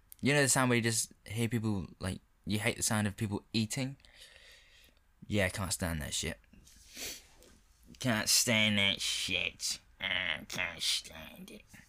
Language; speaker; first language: English; native; English